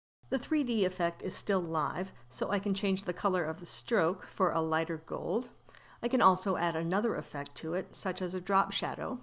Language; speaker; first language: English; native; English